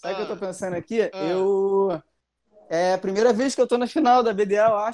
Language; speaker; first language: Portuguese; native; Portuguese